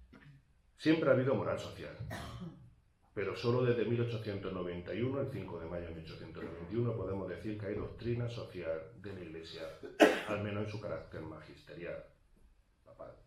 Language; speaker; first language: Spanish; native; Spanish